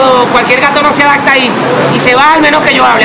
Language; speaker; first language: Spanish; native; Spanish